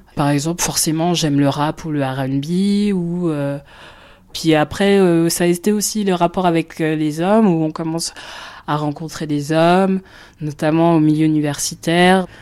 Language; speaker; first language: French; native; French